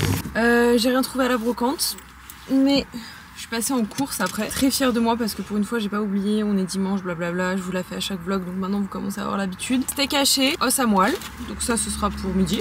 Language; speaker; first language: French; native; French